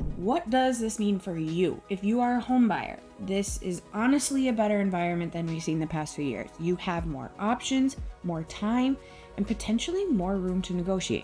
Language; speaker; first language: English; native; English